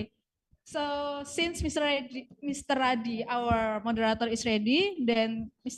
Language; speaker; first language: English; non-native, fluent; Indonesian